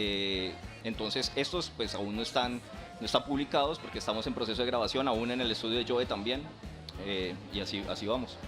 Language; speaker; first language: Spanish; native; Spanish